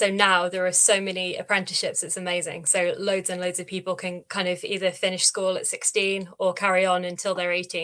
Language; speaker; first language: English; native; English